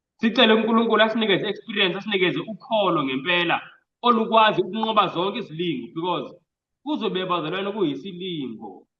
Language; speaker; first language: Zulu; non-native, local second language; Xhosa